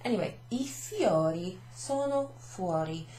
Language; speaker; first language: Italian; non-native, fluent; English